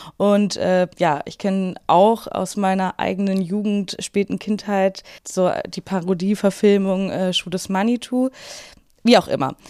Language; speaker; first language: German; native; German